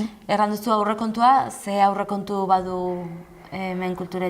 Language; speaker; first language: Basque; native; Basque